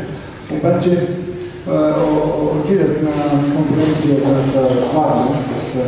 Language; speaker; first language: Bulgarian; non-native, learner; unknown